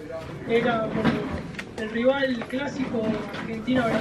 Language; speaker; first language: Spanish; native; Spanish